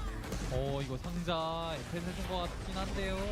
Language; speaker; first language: Korean; native; Korean